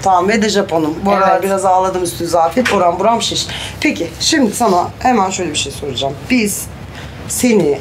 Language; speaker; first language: Turkish; native; Turkish